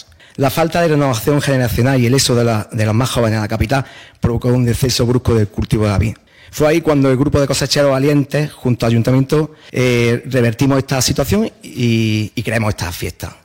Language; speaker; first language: Spanish; native; Spanish